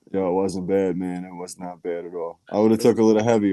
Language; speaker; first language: English; native; English